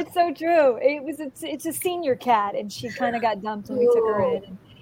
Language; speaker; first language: English; native; English